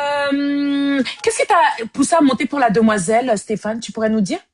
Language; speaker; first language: French; native; French